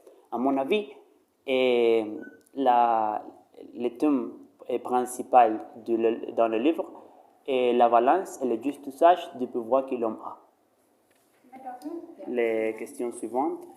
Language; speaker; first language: French; non-native, learner; Spanish